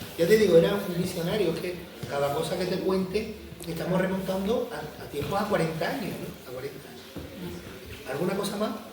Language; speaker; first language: Spanish; native; Spanish